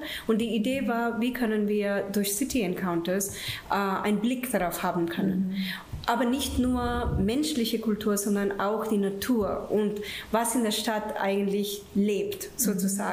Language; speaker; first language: German; non-native, fluent; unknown